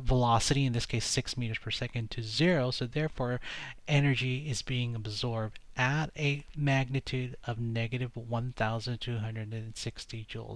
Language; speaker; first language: English; native; English